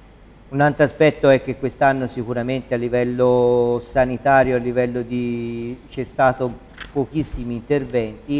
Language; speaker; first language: Italian; native; Italian